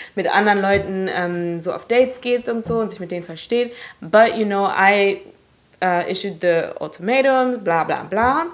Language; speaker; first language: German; early bilingual, other home language; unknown